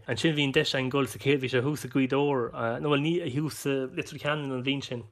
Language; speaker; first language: Irish; non-native, local second language; English